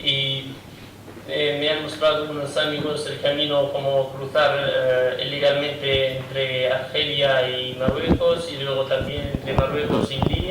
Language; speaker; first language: Spanish; non-native, fluent; Kurdish